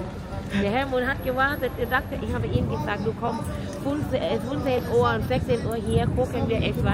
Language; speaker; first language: German; non-native, learner; Turkish